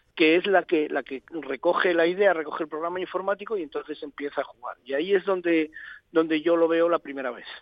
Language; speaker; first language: Spanish; native; Spanish